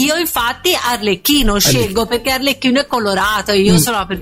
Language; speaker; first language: Italian; native; Italian